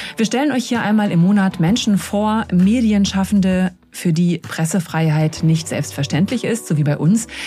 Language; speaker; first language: German; native; German